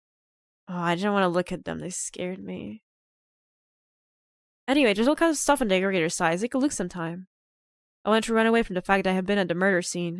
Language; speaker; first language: English; non-native, fluent; Polish